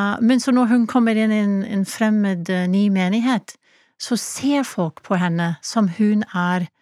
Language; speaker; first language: Norwegian; non-native, fluent; English